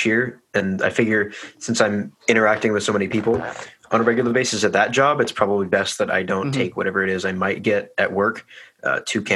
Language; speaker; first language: English; native; English